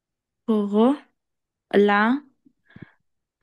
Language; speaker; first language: French; non-native, learner; Bangla